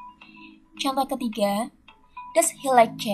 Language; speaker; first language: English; non-native, fluent; Indonesian